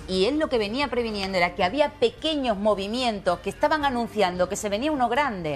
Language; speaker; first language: Spanish; native; Spanish